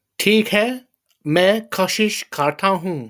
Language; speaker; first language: Hindi; non-native, learner; English